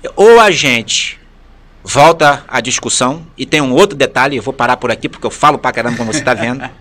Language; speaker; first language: Portuguese; native; Portuguese